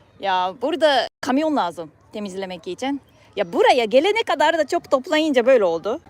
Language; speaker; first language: Turkish; non-native, fluent; Japanese